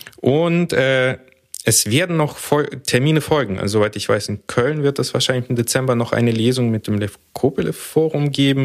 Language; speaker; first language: German; early bilingual, other home language; Russian